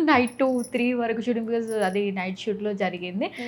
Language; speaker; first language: Telugu; non-native, fluent; Odia